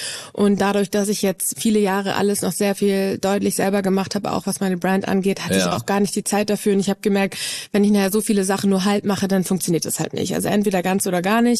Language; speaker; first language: German; native; German